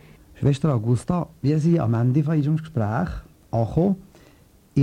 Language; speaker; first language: German; native; German